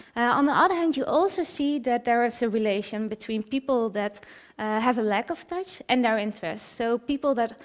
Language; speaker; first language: English; early bilingual, other home language; Dutch